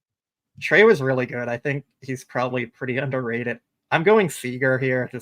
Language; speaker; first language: English; native; English